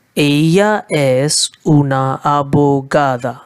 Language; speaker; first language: Spanish; non-native, fluent; Hindi